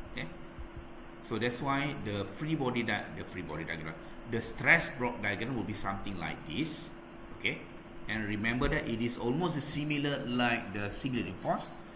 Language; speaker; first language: English; non-native, local second language; Malay